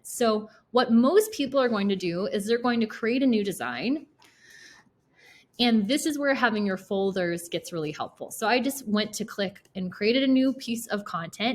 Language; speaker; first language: English; native; English